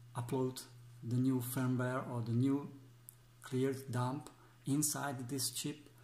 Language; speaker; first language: English; non-native, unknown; Czech